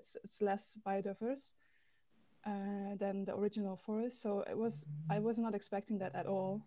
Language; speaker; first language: English; non-native, fluent; Dutch